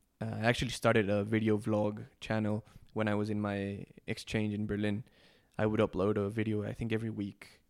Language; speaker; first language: English; non-native, fluent; Spanish